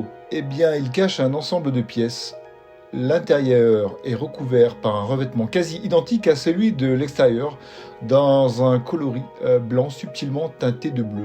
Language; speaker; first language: French; native; French